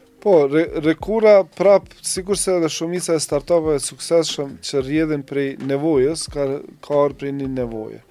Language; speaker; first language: Albanian; native; Albanian